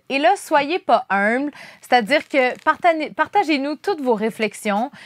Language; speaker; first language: French; native; French